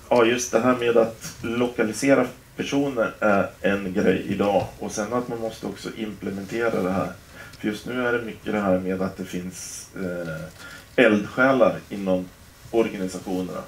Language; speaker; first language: Swedish; native; Swedish